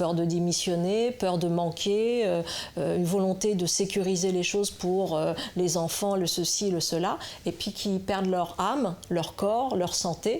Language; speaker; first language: French; native; French